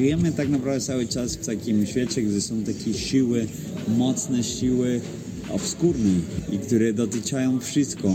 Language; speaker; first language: Polish; non-native, fluent; Spanish